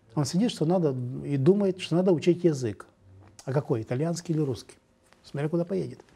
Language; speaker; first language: Russian; native; Russian